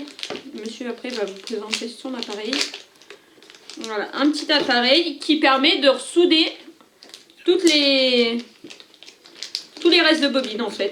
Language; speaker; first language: French; native; French